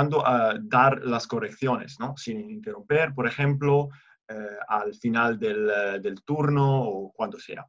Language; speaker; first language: Spanish; non-native, fluent; Italian